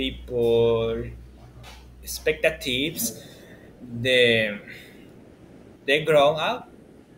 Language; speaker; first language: English; non-native, learner; Spanish